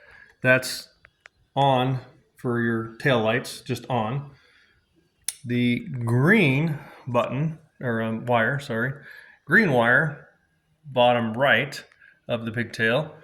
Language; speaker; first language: English; native; English